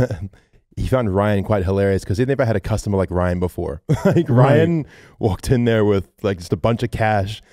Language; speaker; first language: English; native; English